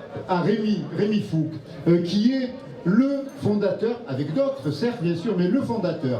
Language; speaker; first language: French; native; French